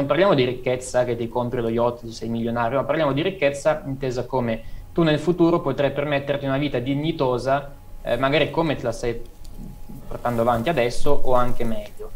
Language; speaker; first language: Italian; native; Italian